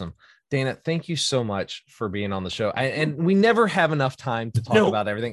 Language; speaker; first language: English; native; English